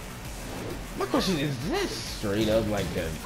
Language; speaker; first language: English; native; English